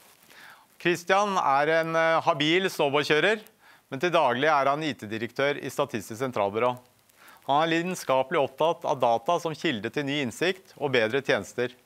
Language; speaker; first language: Norwegian; native; Norwegian